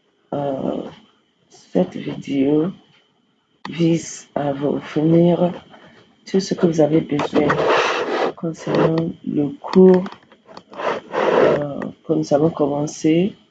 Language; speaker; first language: French; non-native, fluent; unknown